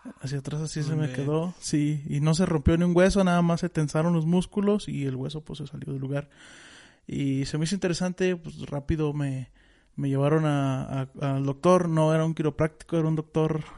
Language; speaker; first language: Spanish; native; Spanish